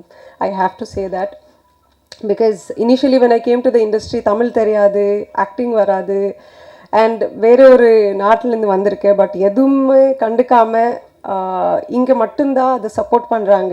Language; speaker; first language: Tamil; non-native, fluent; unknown